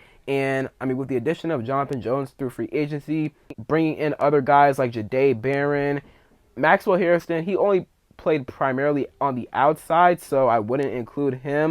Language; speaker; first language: English; native; English